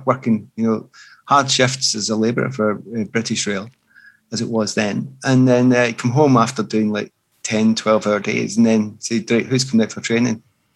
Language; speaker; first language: English; native; English